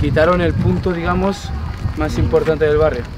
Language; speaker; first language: Spanish; native; Spanish